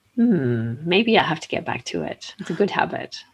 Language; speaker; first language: English; native; English